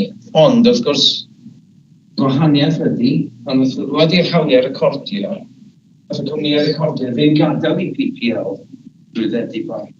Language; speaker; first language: Welsh; native; Welsh